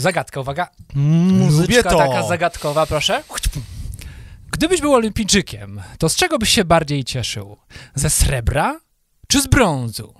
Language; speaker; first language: Polish; native; Polish